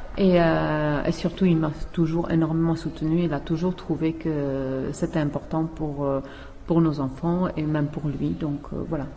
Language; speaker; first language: French; non-native, fluent; Czech